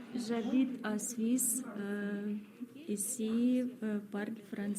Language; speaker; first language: French; non-native, learner; Ukrainian